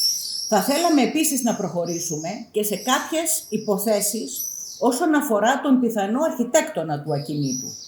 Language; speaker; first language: Greek; native; Greek